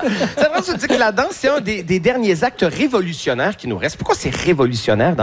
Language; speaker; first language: French; native; French